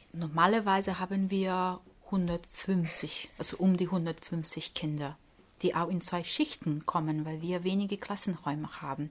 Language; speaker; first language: German; non-native, fluent; Portuguese